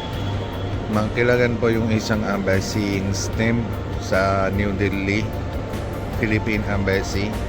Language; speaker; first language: Filipino; non-native, learner; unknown